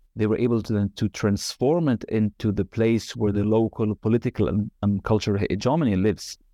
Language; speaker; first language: English; non-native, fluent; Arabic